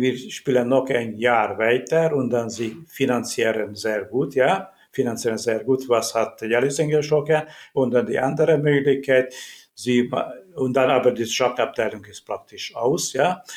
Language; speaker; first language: German; non-native, learner; Hungarian